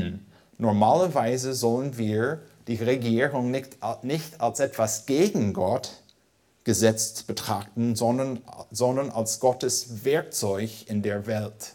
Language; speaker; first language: German; non-native, fluent; English